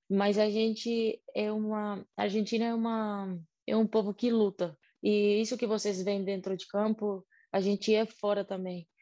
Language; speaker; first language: Portuguese; non-native, fluent; Spanish